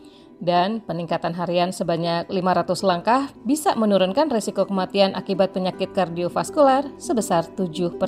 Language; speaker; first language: Indonesian; native; Indonesian